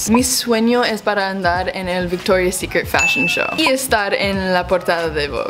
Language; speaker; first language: Spanish; non-native, learner; English